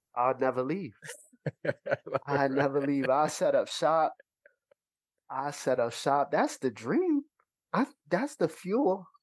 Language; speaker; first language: English; early bilingual, other home language; Haitian Creole